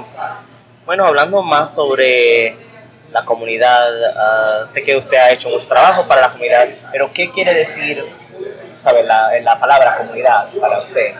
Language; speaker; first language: Spanish; early bilingual, heritage; English